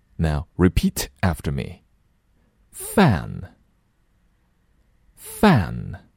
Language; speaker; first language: English; non-native, fluent; Chinese